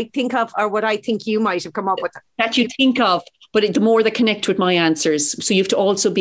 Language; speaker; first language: English; native; English